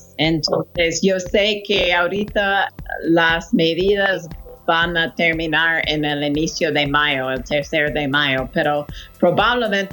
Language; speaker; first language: Spanish; non-native, fluent; English